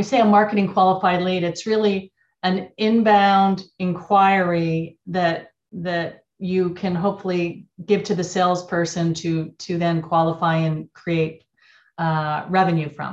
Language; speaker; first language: English; native; English